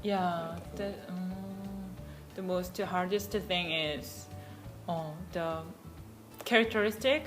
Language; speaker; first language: English; non-native, fluent; Korean